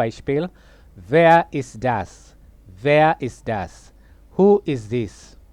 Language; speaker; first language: German; non-native, fluent; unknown